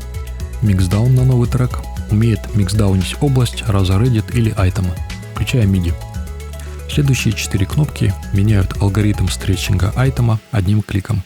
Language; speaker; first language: Russian; native; Russian